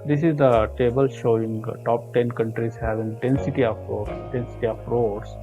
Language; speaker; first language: English; non-native, local second language; Kannada